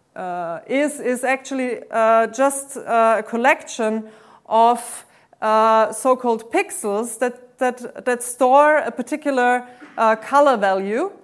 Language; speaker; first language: English; non-native, fluent; German